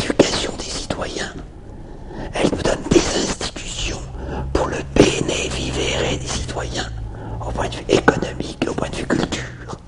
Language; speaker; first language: French; native; French